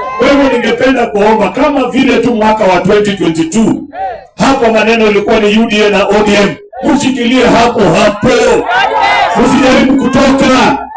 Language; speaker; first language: Swahili; non-native, local second language; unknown